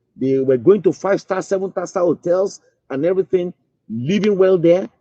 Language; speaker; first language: English; non-native, local second language; Yoruba